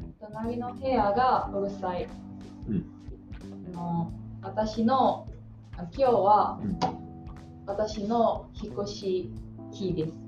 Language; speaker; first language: Japanese; non-native, learner; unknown